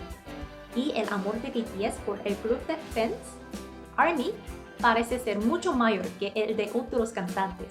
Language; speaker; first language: Spanish; non-native, fluent; Korean